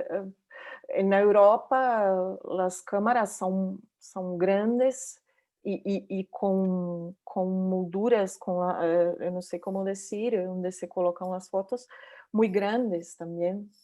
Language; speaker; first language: Spanish; non-native, learner; Portuguese